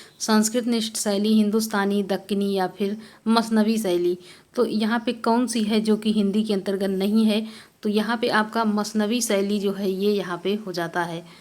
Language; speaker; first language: Hindi; native; Hindi